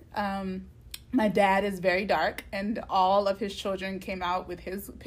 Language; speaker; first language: English; native; English